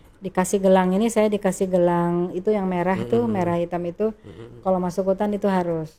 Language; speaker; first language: Indonesian; native; Indonesian